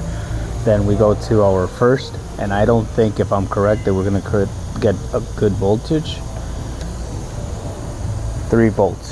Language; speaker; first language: English; native; English